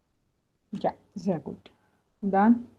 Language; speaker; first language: German; non-native, fluent; Hindi